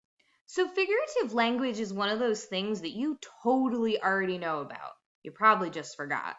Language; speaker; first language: English; native; English